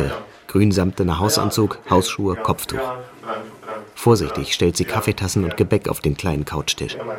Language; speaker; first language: German; native; German